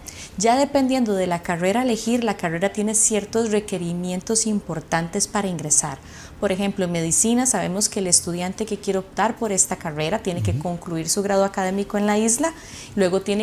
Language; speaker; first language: Spanish; native; Spanish